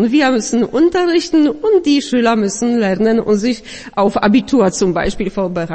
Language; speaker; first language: German; non-native, fluent; Polish